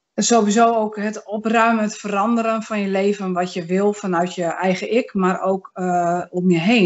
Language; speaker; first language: Dutch; native; Dutch